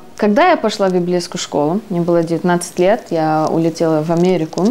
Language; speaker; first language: Russian; early bilingual, heritage; Russian